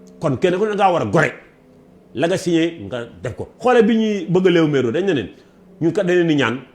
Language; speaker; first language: Wolof; native; Wolof